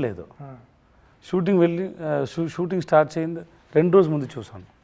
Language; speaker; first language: Telugu; non-native, learner; Tamil